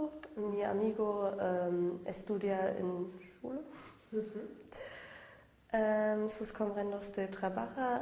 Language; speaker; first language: Spanish; non-native, learner; German